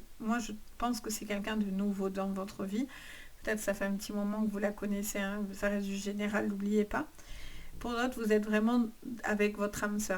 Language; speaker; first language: French; native; French